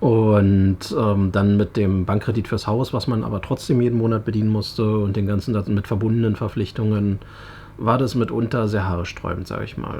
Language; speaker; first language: German; native; German